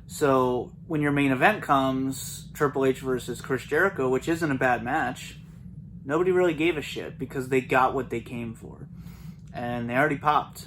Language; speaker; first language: English; native; English